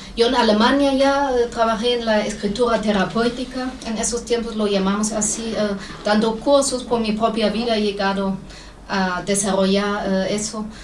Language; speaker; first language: Spanish; non-native, fluent; German